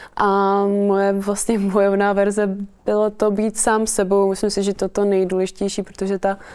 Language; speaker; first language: Czech; native; Czech